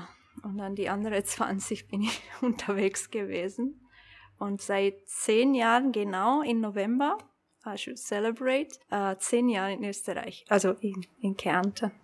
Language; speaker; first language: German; non-native, local second language; Italian